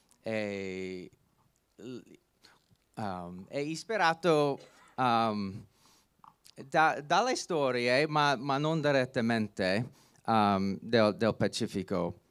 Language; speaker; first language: Italian; non-native, learner; English